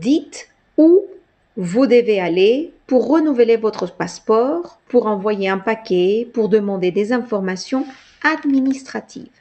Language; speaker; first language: French; non-native, fluent; Spanish